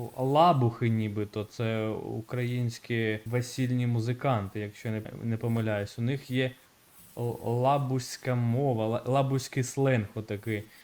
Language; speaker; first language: Ukrainian; native; Ukrainian